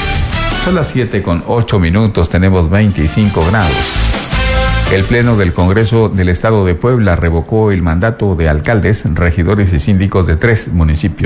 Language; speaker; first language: Spanish; native; Spanish